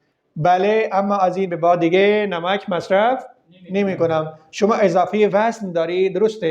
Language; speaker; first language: Persian; non-native, fluent; Urdu